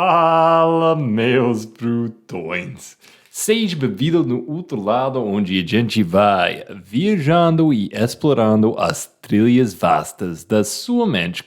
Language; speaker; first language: Portuguese; non-native, fluent; English